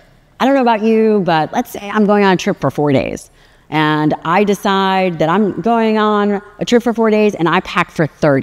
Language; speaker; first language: English; native; English